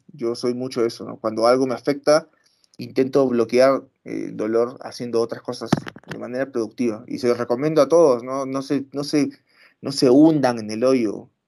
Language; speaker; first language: Spanish; native; Spanish